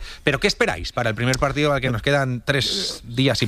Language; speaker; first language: Spanish; native; Spanish